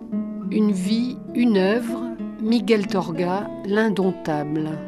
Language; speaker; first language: French; native; French